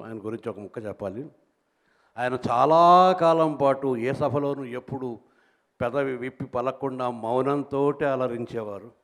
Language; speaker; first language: Telugu; native; Telugu